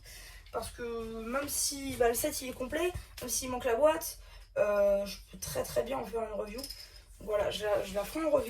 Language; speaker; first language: French; native; French